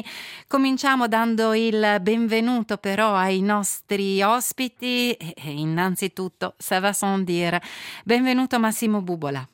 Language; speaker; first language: Italian; native; Italian